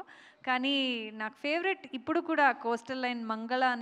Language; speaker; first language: Telugu; non-native, local second language; Kannada